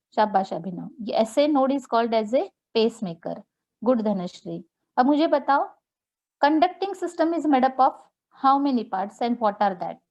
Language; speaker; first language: Hindi; non-native, local second language; Marathi